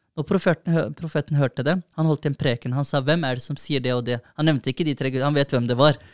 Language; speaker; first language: Norwegian; early bilingual, other home language; Somali